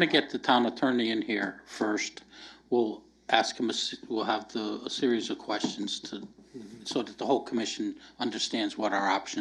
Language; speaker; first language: English; native; English